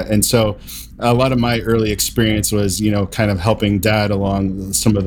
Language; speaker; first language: English; native; English